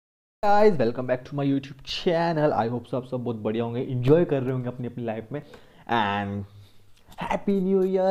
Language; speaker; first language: Hindi; native; Hindi